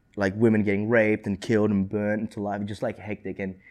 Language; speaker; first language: English; early bilingual, other home language; Indonesian